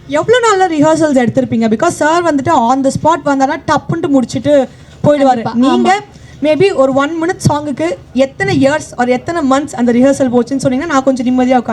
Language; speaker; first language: Tamil; native; Tamil